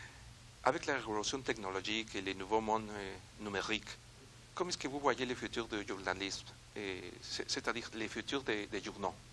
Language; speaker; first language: French; non-native, learner; Spanish